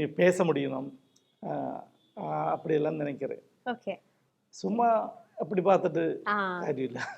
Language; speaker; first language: Tamil; non-native, local second language; Malayalam